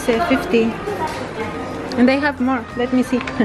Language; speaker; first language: English; non-native, learner; Spanish